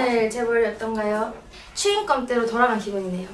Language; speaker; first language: Korean; native; Korean